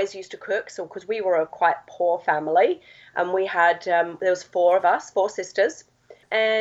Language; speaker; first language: English; native; English